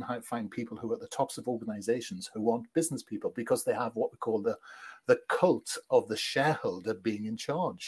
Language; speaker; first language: English; native; English